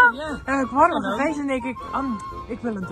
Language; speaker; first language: Dutch; native; Dutch